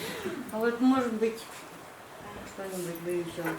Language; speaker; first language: Russian; native; Russian